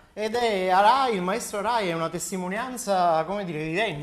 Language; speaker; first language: Italian; native; Italian